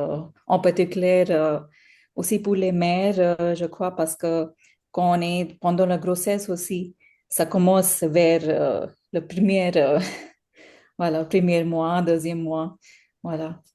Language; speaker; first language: French; non-native, learner; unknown